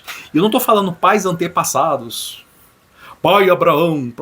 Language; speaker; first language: Portuguese; native; Portuguese